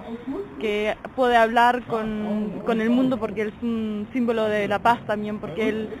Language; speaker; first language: Spanish; non-native, fluent; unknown